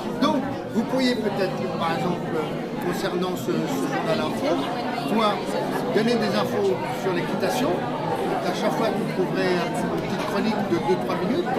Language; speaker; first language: French; native; French